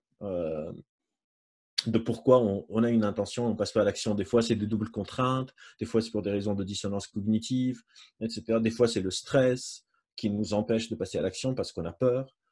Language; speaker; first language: French; non-native, local second language; Arabic